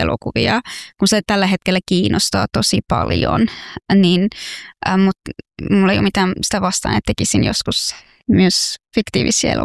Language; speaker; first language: Finnish; non-native, fluent; Persian